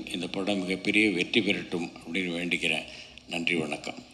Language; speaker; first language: Tamil; native; Tamil